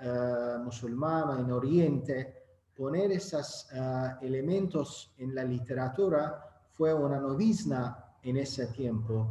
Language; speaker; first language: Spanish; non-native, fluent; Azerbaijani